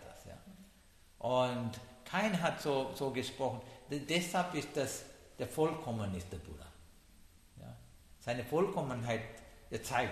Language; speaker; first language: German; non-native, learner; Sinhala